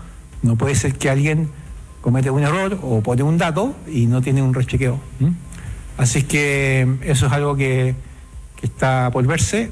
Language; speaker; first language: Spanish; native; Spanish